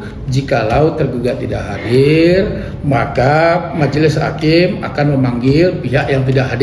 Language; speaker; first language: Indonesian; native; Indonesian